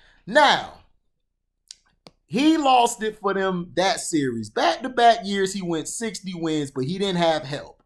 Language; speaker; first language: English; native; English